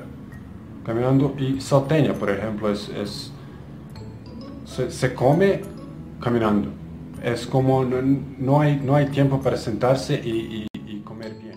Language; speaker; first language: Spanish; non-native, fluent; Bosnian